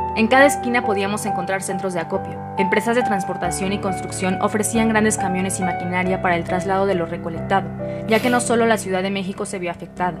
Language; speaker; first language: Spanish; native; Spanish